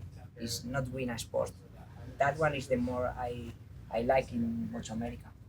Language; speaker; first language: English; non-native, learner; Spanish